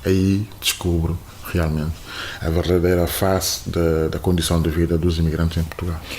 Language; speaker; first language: Portuguese; non-native, fluent; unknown